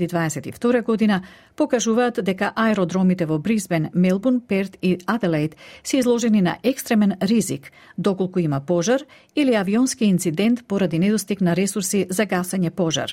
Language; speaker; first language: Macedonian; native; Macedonian